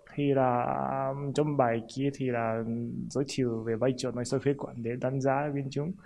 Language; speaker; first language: Vietnamese; non-native, fluent; Japanese